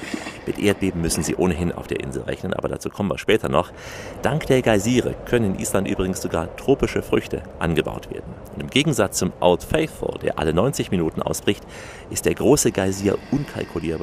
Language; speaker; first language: German; native; German